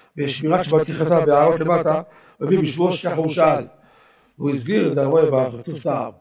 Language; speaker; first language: Hebrew; native; Hebrew